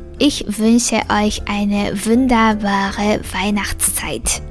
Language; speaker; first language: German; non-native, fluent; Japanese